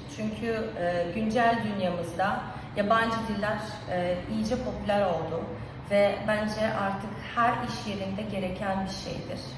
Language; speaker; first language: Turkish; non-native, fluent; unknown